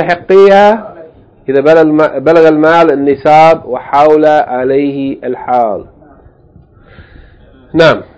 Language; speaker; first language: Arabic; non-native, fluent; English